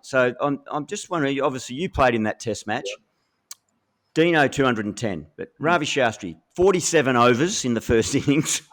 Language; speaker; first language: English; native; English